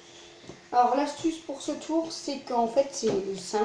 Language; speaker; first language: French; native; French